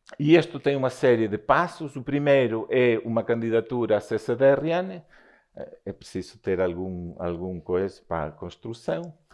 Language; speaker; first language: Portuguese; non-native, fluent; Spanish